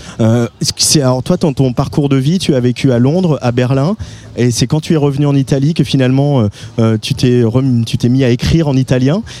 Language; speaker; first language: French; native; French